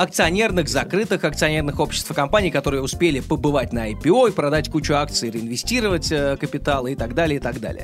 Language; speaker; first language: Russian; native; Russian